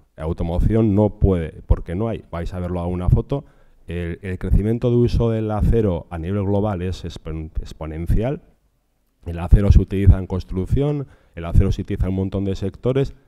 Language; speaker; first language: Spanish; non-native, local second language; Basque